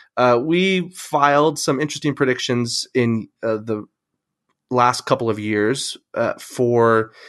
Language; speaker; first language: English; native; English